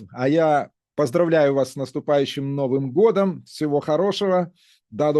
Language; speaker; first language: Russian; native; Russian